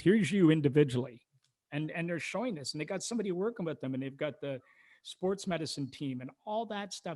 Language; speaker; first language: English; native; English